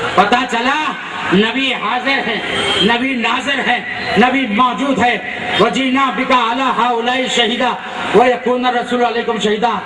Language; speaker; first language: Urdu; native; Urdu